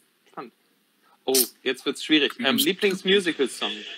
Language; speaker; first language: German; native; German